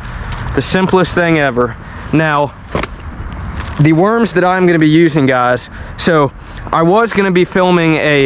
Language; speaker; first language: English; native; English